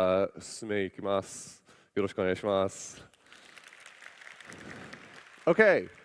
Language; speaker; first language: Japanese; non-native, local second language; English